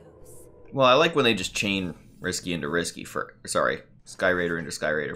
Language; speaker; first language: English; native; English